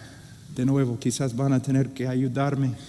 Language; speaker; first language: Spanish; non-native, fluent; English